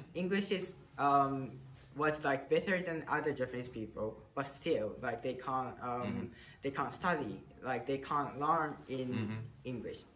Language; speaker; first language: English; non-native, fluent; Japanese